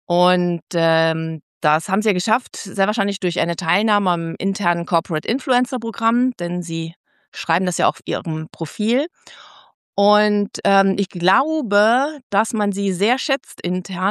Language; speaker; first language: German; native; German